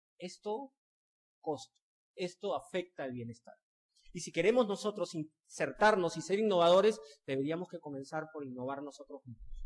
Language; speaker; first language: Spanish; native; Spanish